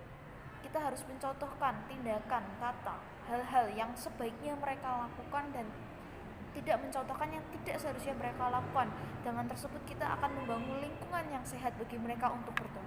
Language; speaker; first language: Indonesian; native; Indonesian